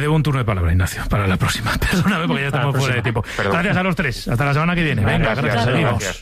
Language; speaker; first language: Spanish; native; Spanish